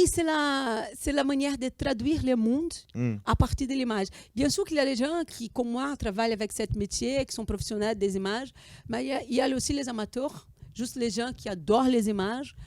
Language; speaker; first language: French; non-native, fluent; Portuguese